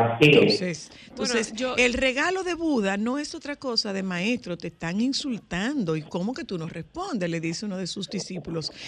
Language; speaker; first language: Spanish; native; Spanish